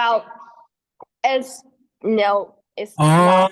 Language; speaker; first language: English; non-native, learner; Chinese